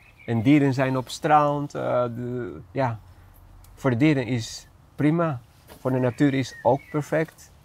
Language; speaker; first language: Dutch; non-native, fluent; Spanish